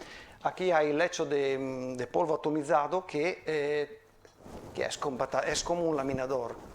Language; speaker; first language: Spanish; non-native, fluent; Italian